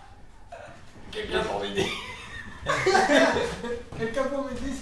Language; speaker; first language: French; native; French